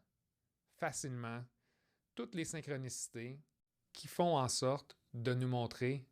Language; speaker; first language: French; native; French